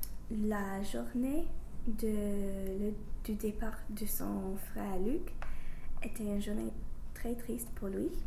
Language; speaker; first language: French; non-native, fluent; English